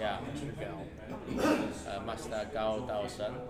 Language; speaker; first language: English; non-native, learner; Japanese